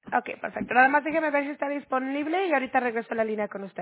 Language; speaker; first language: Spanish; early bilingual, heritage; Spanish